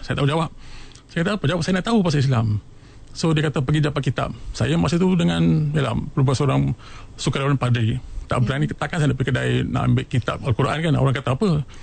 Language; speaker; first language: Malay; native; Malay